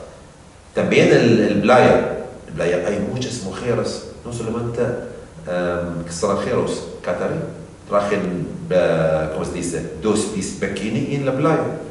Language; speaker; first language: Spanish; non-native, learner; Arabic